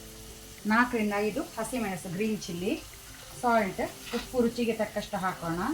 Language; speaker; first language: Kannada; native; Kannada